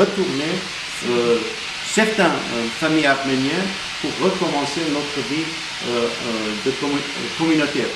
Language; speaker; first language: French; non-native, fluent; Armenian